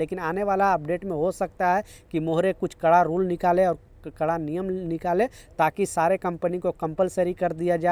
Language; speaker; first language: Hindi; native; Hindi